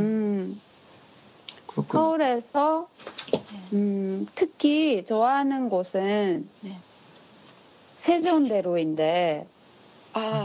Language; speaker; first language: Korean; non-native, learner; Japanese